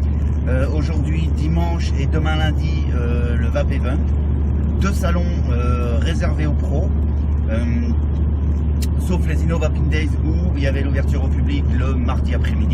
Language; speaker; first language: French; native; French